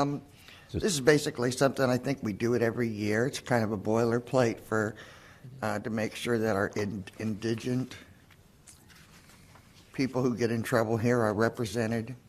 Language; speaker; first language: English; native; English